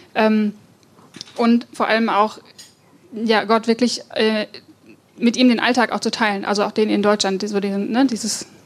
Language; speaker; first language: German; native; German